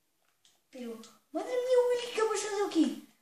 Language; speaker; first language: Spanish; native; Spanish